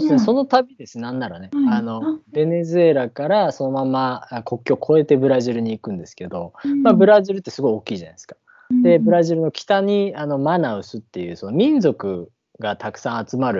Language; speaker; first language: Japanese; native; Japanese